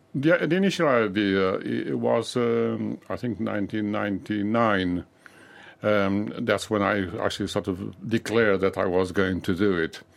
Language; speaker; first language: English; non-native, fluent; Portuguese